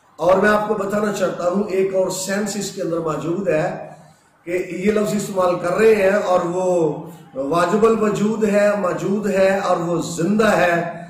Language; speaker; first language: Urdu; native; Urdu